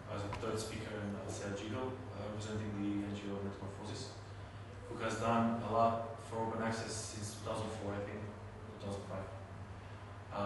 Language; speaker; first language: English; non-native, fluent; Macedonian